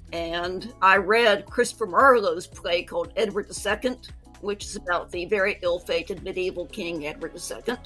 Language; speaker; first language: English; native; English